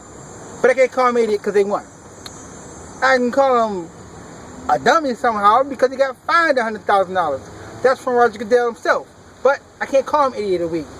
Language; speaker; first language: English; native; English